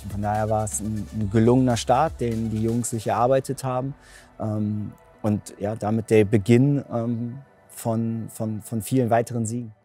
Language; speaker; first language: German; native; German